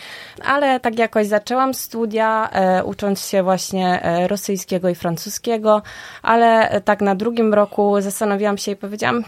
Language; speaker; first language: Polish; early bilingual, heritage; Polish